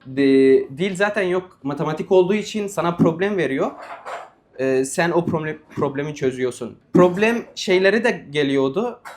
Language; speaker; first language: Turkish; non-native, fluent; Arabic